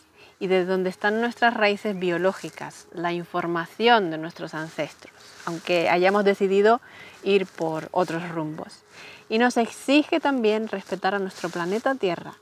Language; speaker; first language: Spanish; native; Spanish